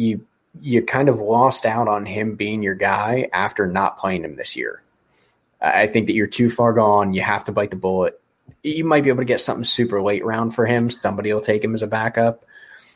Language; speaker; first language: English; native; English